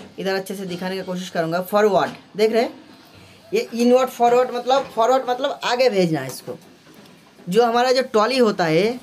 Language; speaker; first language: Hindi; non-native, local second language; Bangla